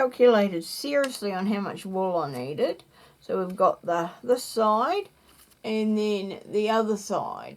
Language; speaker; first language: English; native; English